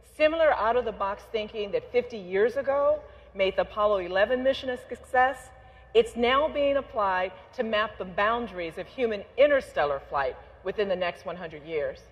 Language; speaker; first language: English; native; English